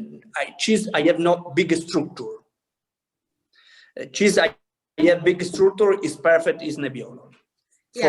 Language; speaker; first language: English; non-native, learner; Italian